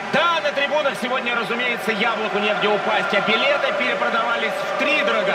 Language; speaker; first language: Russian; native; Russian